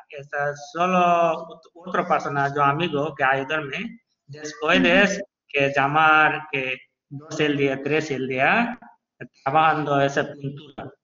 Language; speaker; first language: Spanish; non-native, learner; Bangla